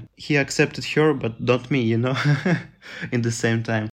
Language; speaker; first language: English; non-native, fluent; Russian